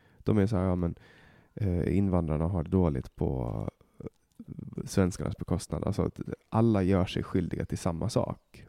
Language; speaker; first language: Swedish; native; Swedish